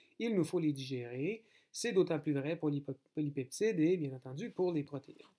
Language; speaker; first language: French; native; French